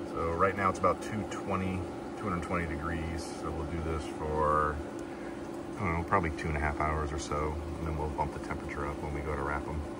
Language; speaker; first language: English; native; English